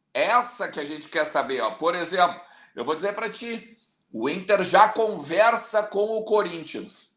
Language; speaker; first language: Portuguese; native; Portuguese